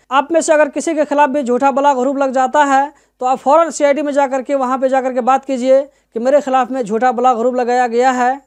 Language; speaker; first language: Hindi; native; Hindi